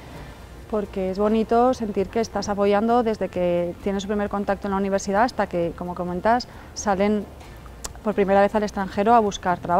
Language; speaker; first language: Spanish; native; Spanish